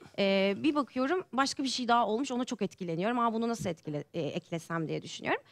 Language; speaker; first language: Turkish; native; Turkish